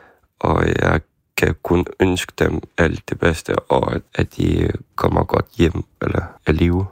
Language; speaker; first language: Danish; early bilingual, other home language; Ukrainian